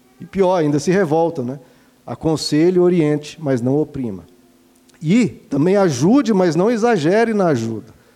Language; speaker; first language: Portuguese; native; Portuguese